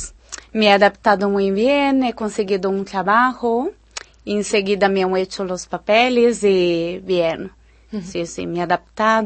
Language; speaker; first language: Spanish; non-native, fluent; Portuguese